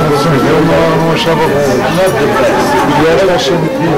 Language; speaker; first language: Portuguese; non-native, learner; Romanian